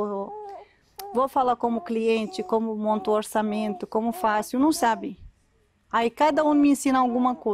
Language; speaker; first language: Portuguese; non-native, learner; Arabic